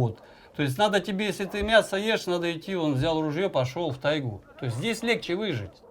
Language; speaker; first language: Russian; native; Russian